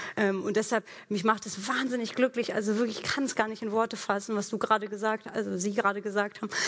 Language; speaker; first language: German; early bilingual, other home language; Persian